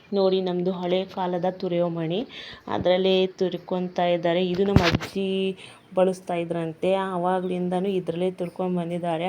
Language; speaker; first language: Kannada; non-native, local second language; Lambadi